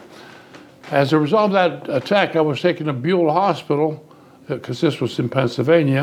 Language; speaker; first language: English; early bilingual, other home language; Italian